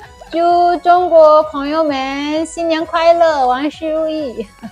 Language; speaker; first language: Chinese; non-native, fluent; Persian